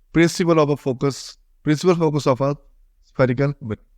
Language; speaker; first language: English; non-native, local second language; Punjabi